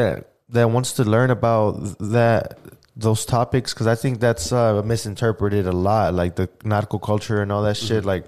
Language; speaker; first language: English; early bilingual, other home language; Spanish